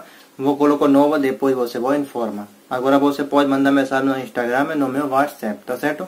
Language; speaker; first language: Portuguese; non-native, learner; Hindi